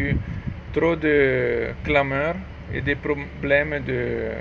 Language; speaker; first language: French; non-native, learner; Italian